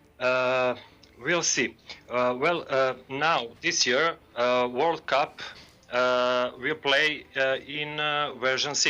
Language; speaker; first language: English; non-native, learner; Serbian